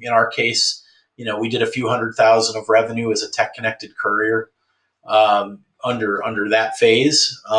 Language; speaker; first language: English; native; English